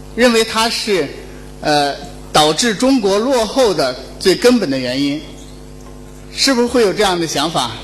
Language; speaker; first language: Chinese; native; Chinese